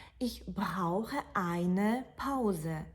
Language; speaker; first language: German; non-native, fluent; Ukrainian